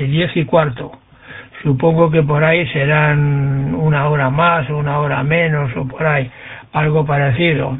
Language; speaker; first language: Spanish; native; Spanish